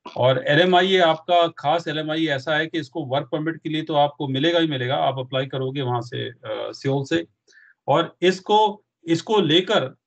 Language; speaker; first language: Hindi; non-native, local second language; Punjabi